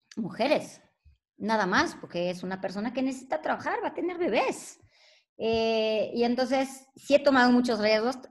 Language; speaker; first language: Spanish; non-native, fluent; French